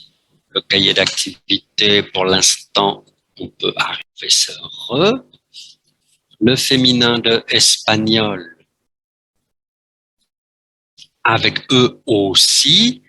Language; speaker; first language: French; non-native, fluent; Vietnamese